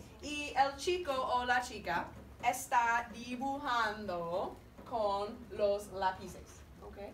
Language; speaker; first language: Spanish; non-native, fluent; English